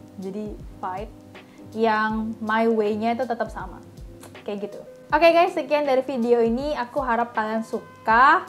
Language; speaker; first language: Indonesian; native; Indonesian